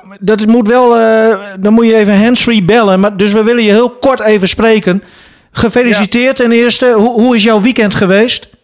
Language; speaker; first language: Dutch; native; Dutch